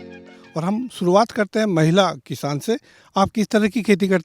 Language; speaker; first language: Hindi; native; Hindi